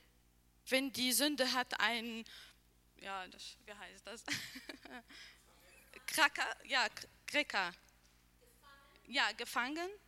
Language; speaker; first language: German; non-native, learner; Arabic